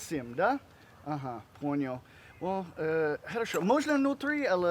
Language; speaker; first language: Russian; non-native, learner; English